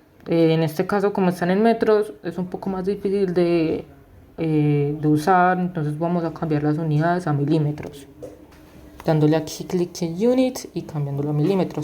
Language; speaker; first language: Spanish; native; Spanish